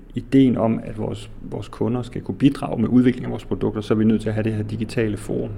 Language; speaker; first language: Danish; native; Danish